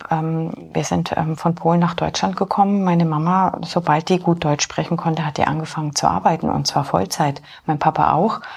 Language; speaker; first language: German; early bilingual, other home language; Polish